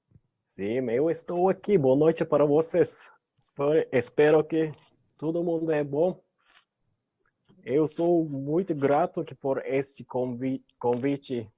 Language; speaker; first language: Portuguese; non-native, learner; Turkish